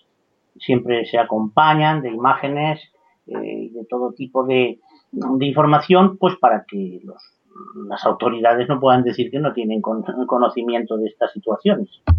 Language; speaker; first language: Spanish; native; Spanish